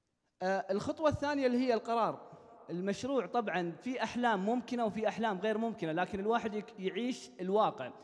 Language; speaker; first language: Arabic; native; Arabic